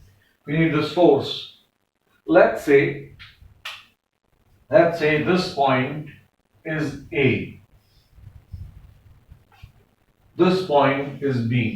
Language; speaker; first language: English; non-native, local second language; Hindi